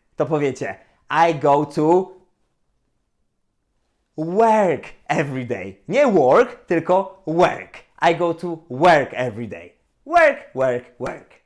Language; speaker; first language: English; non-native, fluent; Polish